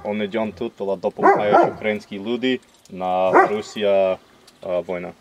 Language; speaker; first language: Ukrainian; non-native, learner; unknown